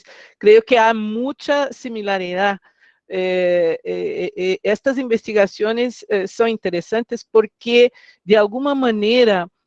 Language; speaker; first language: Spanish; non-native, fluent; Portuguese